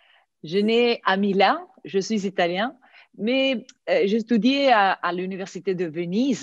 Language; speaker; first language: French; non-native, fluent; Italian